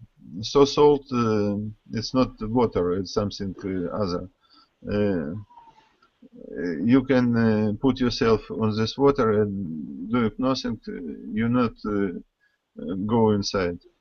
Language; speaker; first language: English; non-native, learner; Russian